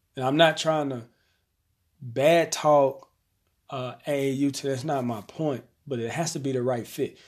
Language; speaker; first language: English; native; English